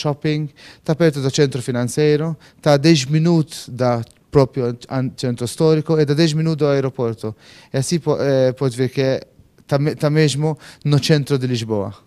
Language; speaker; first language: Portuguese; non-native, fluent; Maltese